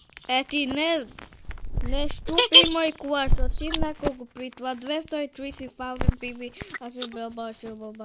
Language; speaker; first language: Bulgarian; non-native, learner; English